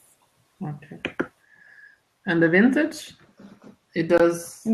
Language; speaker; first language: English; non-native, fluent; Italian